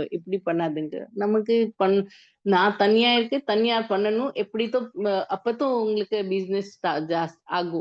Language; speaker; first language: Tamil; non-native, learner; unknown